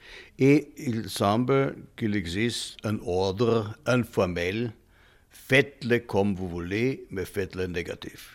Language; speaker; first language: French; non-native, fluent; German